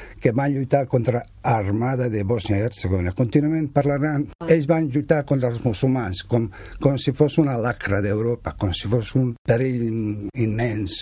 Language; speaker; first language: Catalan; non-native, fluent; Bosnian